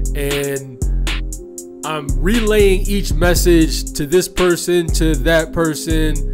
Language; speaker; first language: English; native; English